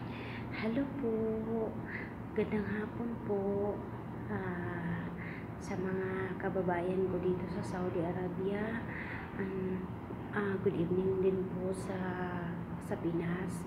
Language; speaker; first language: Filipino; non-native, local second language; Cebuano